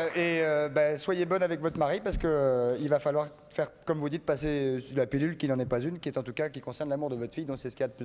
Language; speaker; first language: French; native; French